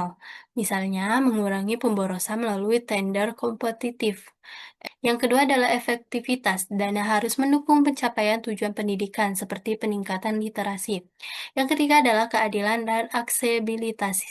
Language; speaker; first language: Indonesian; native; Indonesian